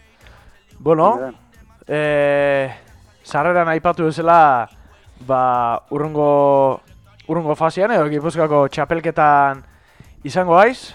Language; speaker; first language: Basque; native; Basque